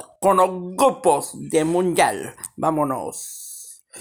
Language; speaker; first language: Spanish; early bilingual, heritage; Spanish